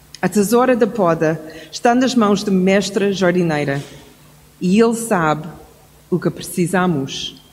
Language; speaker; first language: Portuguese; non-native, fluent; English